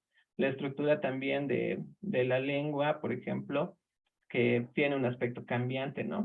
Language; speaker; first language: Spanish; native; Spanish